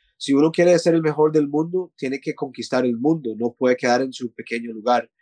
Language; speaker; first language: Spanish; early bilingual, heritage; Spanish